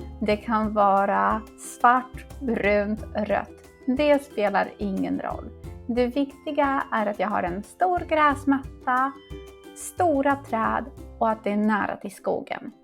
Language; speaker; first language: Swedish; non-native, fluent; Polish